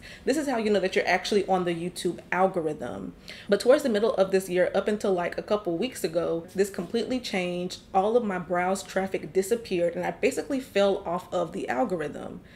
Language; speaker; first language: English; native; English